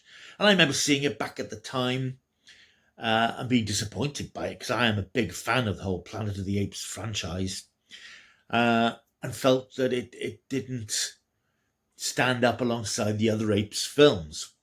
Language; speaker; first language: English; native; English